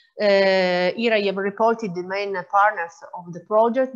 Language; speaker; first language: English; non-native, fluent; Italian